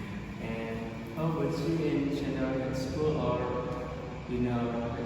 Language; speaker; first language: English; non-native, learner; Indonesian